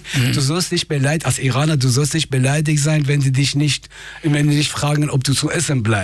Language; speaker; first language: German; non-native, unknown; Persian